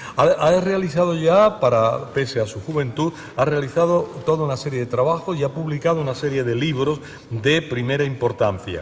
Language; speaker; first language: Spanish; native; Spanish